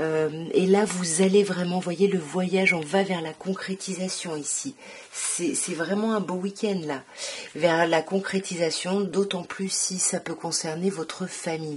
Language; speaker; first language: French; native; French